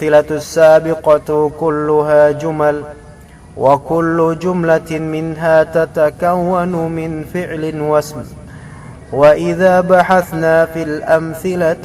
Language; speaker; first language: Arabic; non-native, fluent; Indonesian